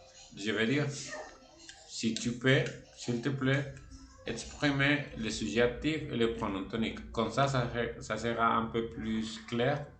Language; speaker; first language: French; non-native, fluent; Spanish